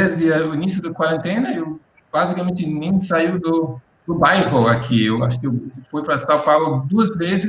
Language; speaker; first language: Portuguese; non-native, fluent; English